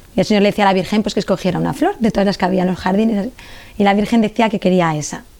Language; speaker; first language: Spanish; native; Spanish